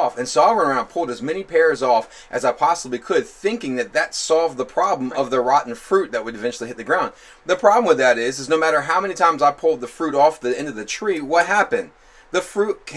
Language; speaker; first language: English; native; English